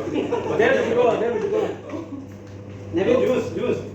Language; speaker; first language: English; non-native, learner; Hindi